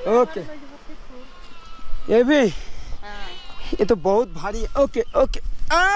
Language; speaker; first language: Hindi; non-native, learner; Bangla